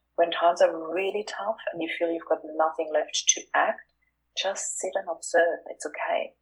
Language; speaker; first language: English; non-native, fluent; German